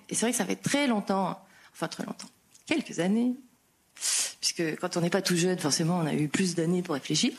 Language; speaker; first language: French; native; French